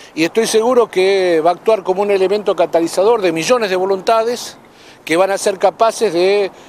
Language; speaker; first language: Spanish; native; Spanish